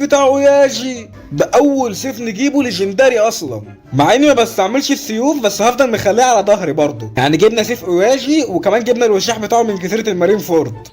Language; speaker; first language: Arabic; native; Arabic